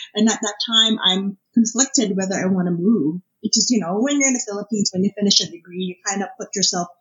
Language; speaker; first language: English; non-native, local second language; Filipino